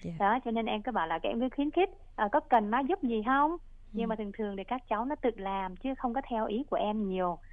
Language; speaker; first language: Vietnamese; native; Vietnamese